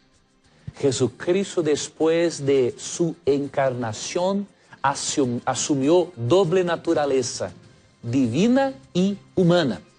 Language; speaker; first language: Spanish; non-native, fluent; Portuguese